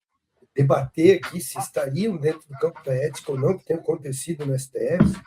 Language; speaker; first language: Portuguese; native; Portuguese